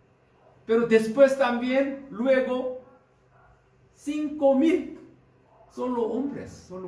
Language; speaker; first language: Spanish; non-native, fluent; Korean